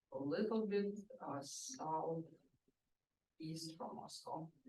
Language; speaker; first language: English; non-native, fluent; Russian